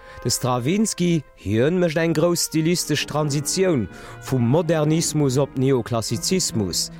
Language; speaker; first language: Luxembourgish; native; Luxembourgish